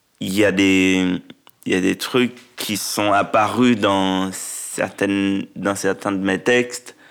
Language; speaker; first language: French; non-native, local second language; Haitian Creole